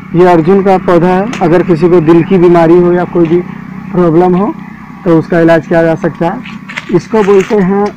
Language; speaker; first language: Hindi; native; Hindi